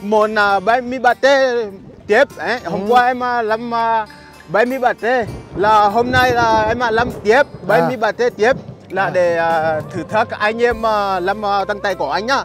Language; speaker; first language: Vietnamese; non-native, learner; Portuguese